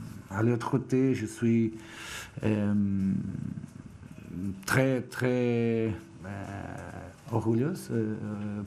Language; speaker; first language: French; non-native, fluent; Portuguese